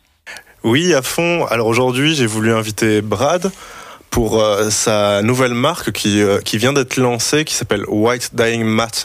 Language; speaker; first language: French; native; French